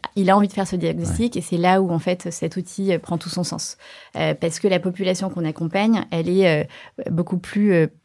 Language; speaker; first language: French; early bilingual, other home language; Chinese